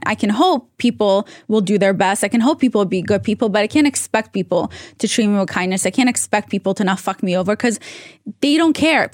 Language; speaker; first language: English; non-native, fluent; Hebrew